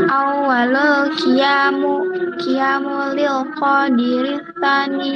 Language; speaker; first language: Arabic; non-native, learner; Indonesian